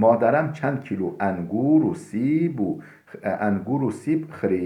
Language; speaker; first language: Persian; non-native, fluent; Turkish